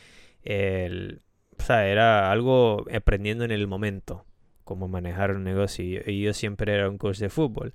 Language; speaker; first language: Spanish; non-native, fluent; English